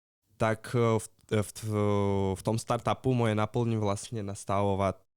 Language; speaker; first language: Czech; non-native, fluent; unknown